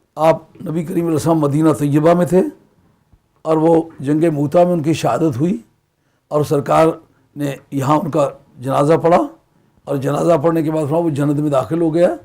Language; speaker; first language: Urdu; non-native, local second language; Punjabi